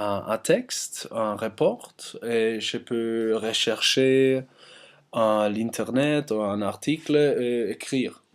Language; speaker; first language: French; non-native, learner; German